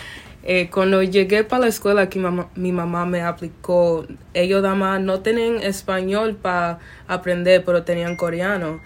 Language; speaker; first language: Spanish; early bilingual, other home language; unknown